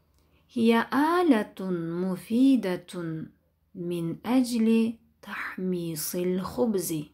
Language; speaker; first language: Arabic; non-native, fluent; Kyrgyz